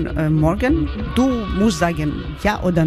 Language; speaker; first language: German; non-native, learner; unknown